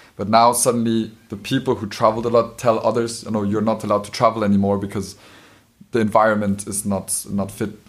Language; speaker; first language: English; non-native, fluent; German